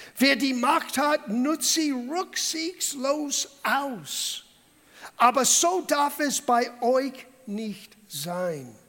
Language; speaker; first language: German; non-native, fluent; English